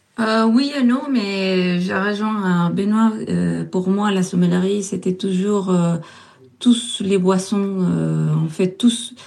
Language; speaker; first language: French; non-native, fluent; Spanish